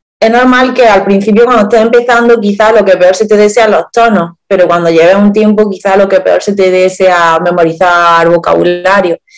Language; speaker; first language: Spanish; native; Spanish